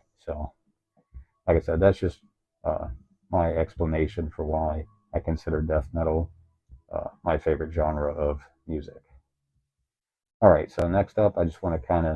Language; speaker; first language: English; native; English